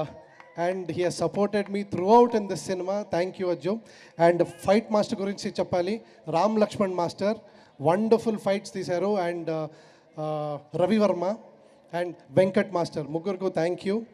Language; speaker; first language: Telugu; non-native, learner; Kannada